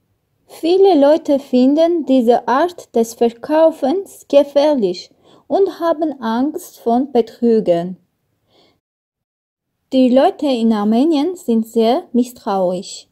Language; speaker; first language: German; non-native, learner; Armenian